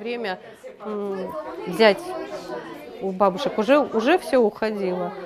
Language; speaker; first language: Russian; native; Russian